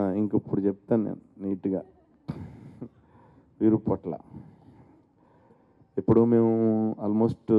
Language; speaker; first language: Telugu; native; Telugu